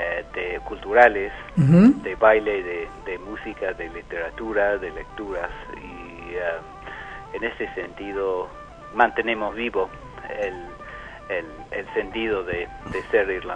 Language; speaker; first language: Spanish; non-native, fluent; English